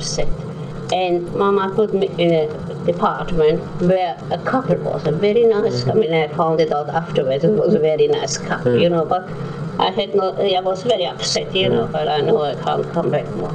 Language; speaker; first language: English; non-native, learner; German